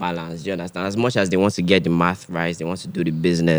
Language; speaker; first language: English; non-native, local second language; Igbo